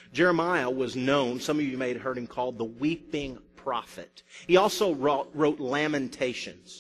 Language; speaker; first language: English; native; English